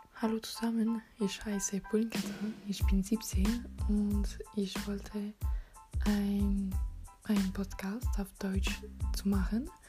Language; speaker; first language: German; non-native, learner; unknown